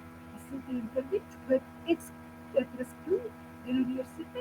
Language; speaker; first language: French; non-native, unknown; Ukrainian